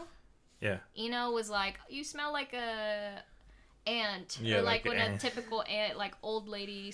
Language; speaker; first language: English; native; English